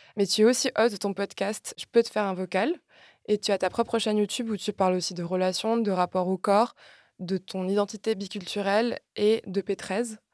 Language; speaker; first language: French; early bilingual, other home language; Spanish